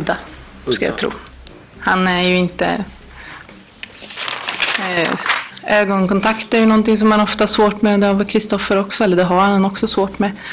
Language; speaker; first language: Swedish; native; Swedish